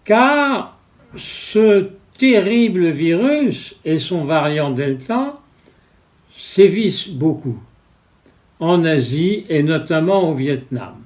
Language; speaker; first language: French; non-native, fluent; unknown